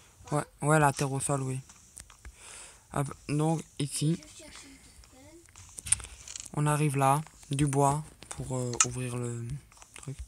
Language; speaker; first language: French; native; French